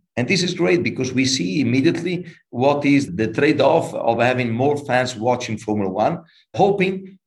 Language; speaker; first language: English; non-native, fluent; Italian